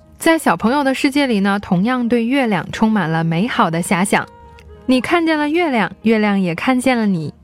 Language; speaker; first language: Chinese; native; Chinese